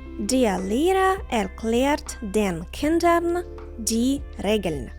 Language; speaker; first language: German; non-native, fluent; Ukrainian